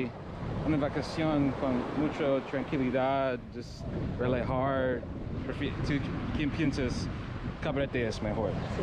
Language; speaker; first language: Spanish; non-native, learner; English